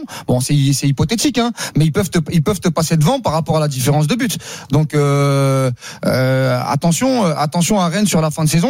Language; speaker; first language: French; native; French